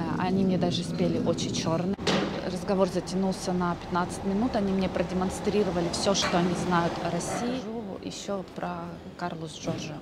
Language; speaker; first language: Russian; native; Russian